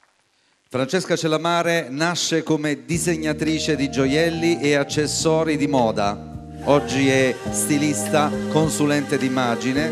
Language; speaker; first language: Italian; native; Italian